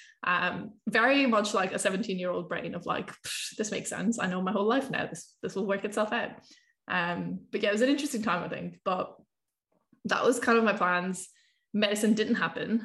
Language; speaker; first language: English; native; English